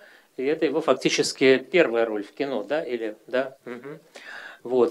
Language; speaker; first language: Russian; native; Russian